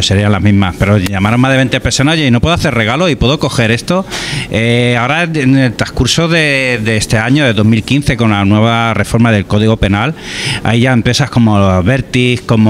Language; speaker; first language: Spanish; native; Spanish